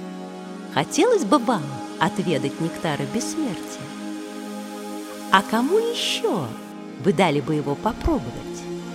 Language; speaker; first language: Russian; native; Russian